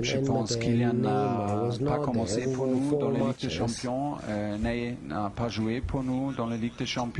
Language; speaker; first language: French; non-native, fluent; German